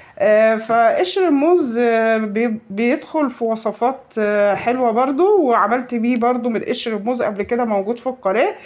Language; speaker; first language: Arabic; native; Arabic